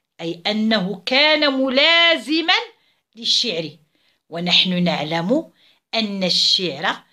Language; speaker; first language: Arabic; native; Arabic